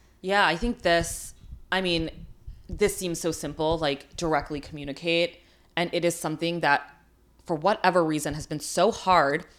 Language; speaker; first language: English; early bilingual, other home language; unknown